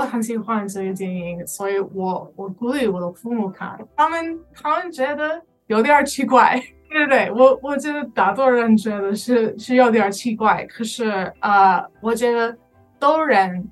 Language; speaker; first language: Chinese; non-native, learner; English